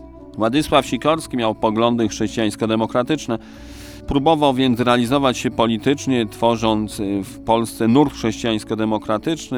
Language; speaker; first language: Polish; native; Polish